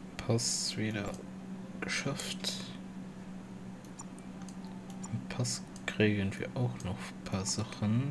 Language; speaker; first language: German; non-native, local second language; Luxembourgish